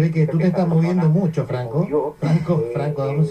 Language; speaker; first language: Spanish; native; Spanish